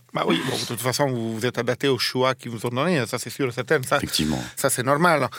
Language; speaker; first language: French; non-native, fluent; Italian